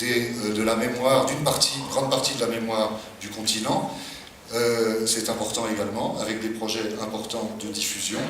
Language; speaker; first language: French; native; French